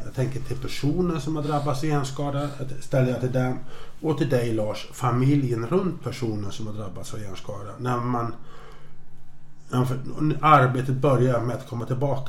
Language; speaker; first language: Swedish; native; Swedish